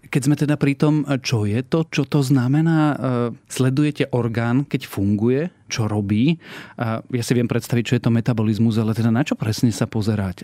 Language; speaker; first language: Slovak; native; Slovak